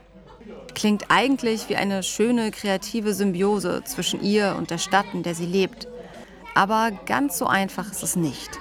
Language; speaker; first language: German; native; German